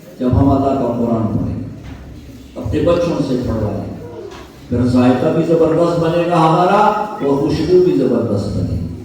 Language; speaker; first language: Urdu; non-native, local second language; Pashto